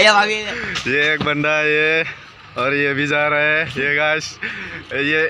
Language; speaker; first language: Hindi; non-native, local second language; Assamese